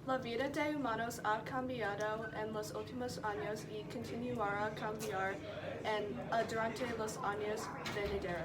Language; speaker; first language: Spanish; non-native, learner; English